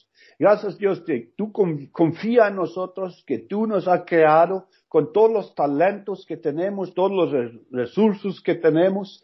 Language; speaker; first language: Spanish; non-native, learner; Norwegian